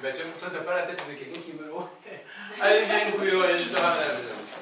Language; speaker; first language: French; native; French